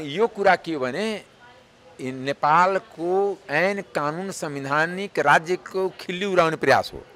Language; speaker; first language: Nepali; non-native, local second language; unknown